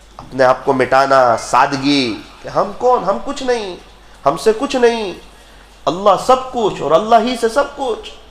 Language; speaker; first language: Urdu; non-native, local second language; Gujarati